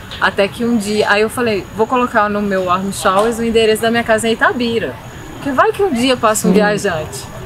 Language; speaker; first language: Portuguese; native; Portuguese